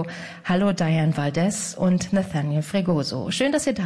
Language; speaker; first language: German; native; German